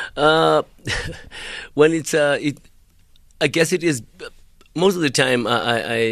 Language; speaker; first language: English; non-native, local second language; Xhosa